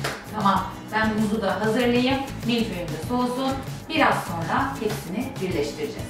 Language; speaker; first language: Turkish; native; Turkish